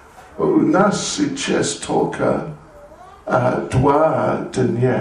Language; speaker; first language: Russian; non-native, learner; English